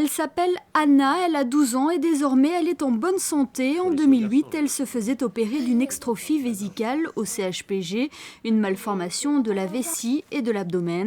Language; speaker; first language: French; native; French